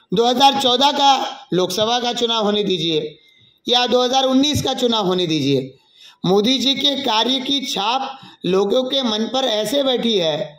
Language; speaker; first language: Hindi; native; Hindi